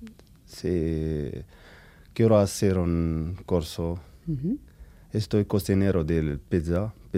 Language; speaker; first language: Spanish; non-native, learner; Arabic